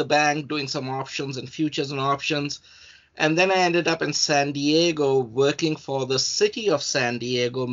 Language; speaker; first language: English; non-native, local second language; Urdu